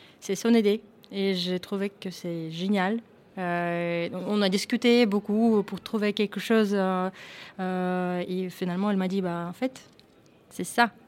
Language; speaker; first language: French; non-native, fluent; Russian